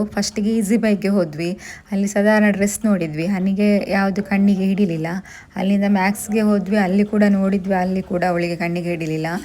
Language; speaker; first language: Kannada; non-native, local second language; Tulu